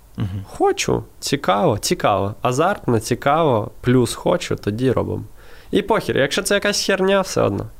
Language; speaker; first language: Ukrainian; non-native, local second language; Russian